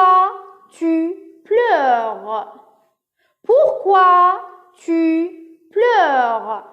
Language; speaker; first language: French; non-native, local second language; Arabic